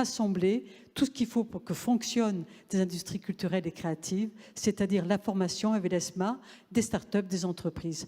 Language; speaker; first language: French; native; French